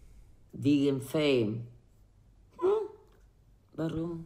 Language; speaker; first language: German; non-native, learner; Spanish